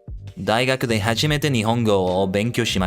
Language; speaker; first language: Japanese; non-native, learner; English